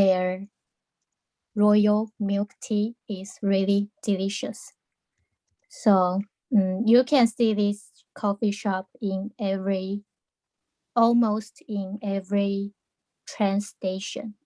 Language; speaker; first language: English; non-native, learner; Chinese